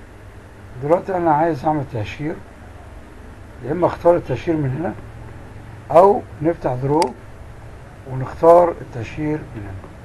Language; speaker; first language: Arabic; native; Arabic